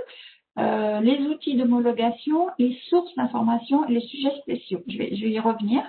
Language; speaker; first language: French; native; French